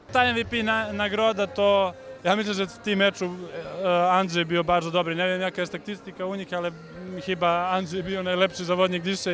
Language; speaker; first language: Polish; non-native, learner; Serbian